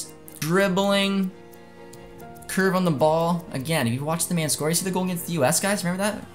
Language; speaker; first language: English; native; English